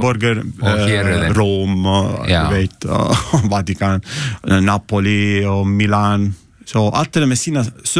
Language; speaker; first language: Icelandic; non-native, learner; Italian